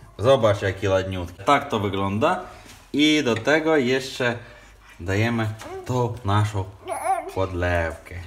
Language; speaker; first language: Polish; non-native, fluent; Ukrainian